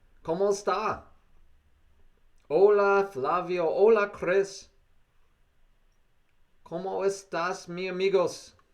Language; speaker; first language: Spanish; non-native, learner; English